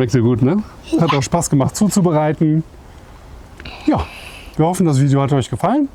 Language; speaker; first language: German; native; German